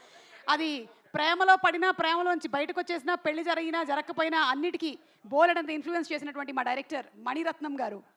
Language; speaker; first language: Telugu; native; Telugu